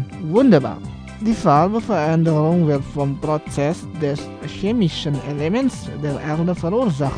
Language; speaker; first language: German; non-native, fluent; Indonesian